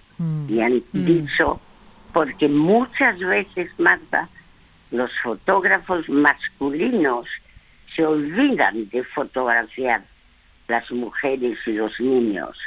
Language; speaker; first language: Spanish; early bilingual, other home language; French